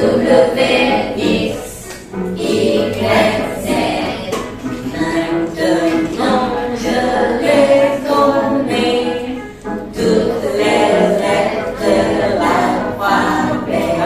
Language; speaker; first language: French; non-native, fluent; Indonesian